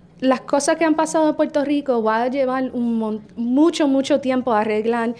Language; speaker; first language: Spanish; early bilingual, heritage; Spanish